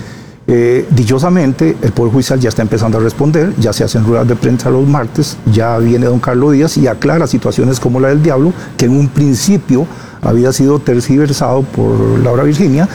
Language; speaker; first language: Spanish; native; Spanish